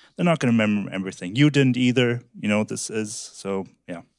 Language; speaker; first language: English; early bilingual, other home language; German